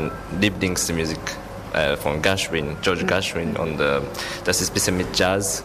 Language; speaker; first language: German; non-native, learner; Japanese